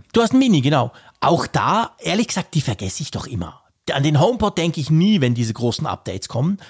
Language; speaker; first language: German; native; German